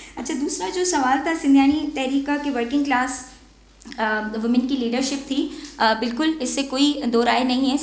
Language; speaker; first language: Urdu; non-native, local second language; Sindhi